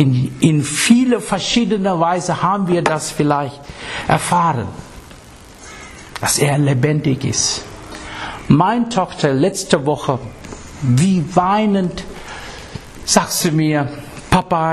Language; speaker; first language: German; non-native, fluent; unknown